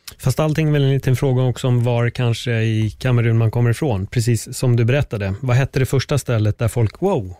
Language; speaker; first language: Swedish; native; Swedish